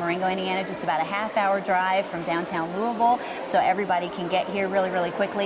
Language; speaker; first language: English; native; English